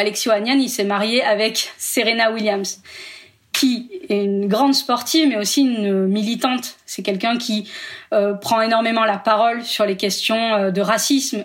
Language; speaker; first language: French; native; French